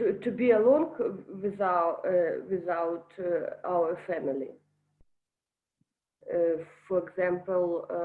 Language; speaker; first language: English; non-native, learner; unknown